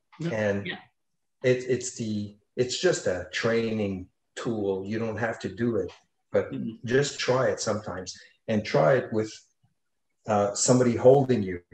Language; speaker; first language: English; non-native, fluent; French